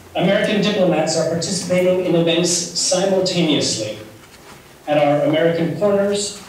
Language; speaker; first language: English; native; English